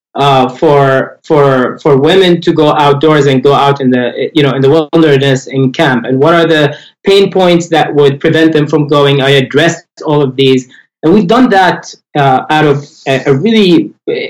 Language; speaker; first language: English; non-native, fluent; Arabic